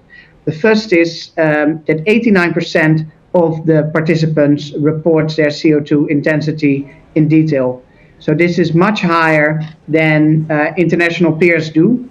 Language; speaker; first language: English; non-native, fluent; Dutch